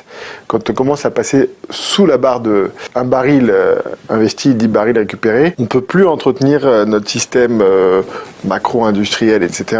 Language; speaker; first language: French; native; French